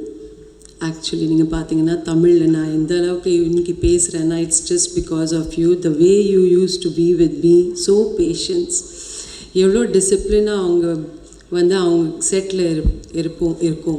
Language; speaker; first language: Tamil; non-native, fluent; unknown